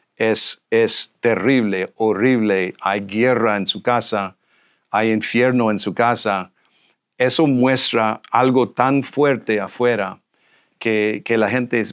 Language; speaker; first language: Spanish; non-native, fluent; English